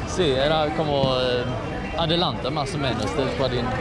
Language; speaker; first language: Spanish; non-native, learner; Swedish